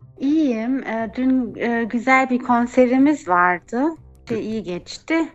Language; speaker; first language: Turkish; early bilingual, heritage; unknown